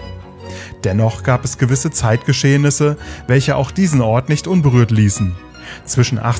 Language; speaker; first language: German; native; German